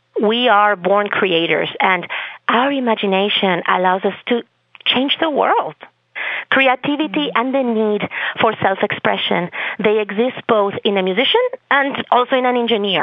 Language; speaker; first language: English; non-native, fluent; Spanish